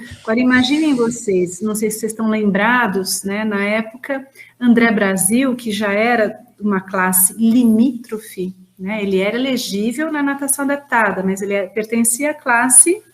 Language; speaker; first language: Portuguese; native; Portuguese